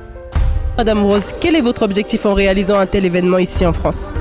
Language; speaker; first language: French; native; French